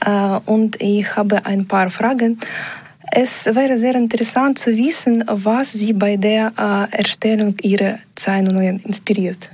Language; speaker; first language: German; non-native, learner; Ukrainian